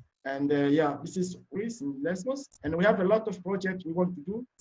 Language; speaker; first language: English; non-native, learner; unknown